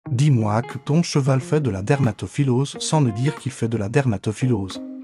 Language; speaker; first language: French; native; French